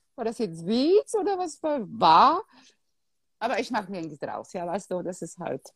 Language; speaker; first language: German; non-native, fluent; Polish